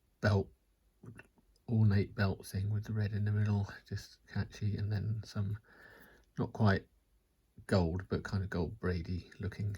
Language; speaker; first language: English; native; English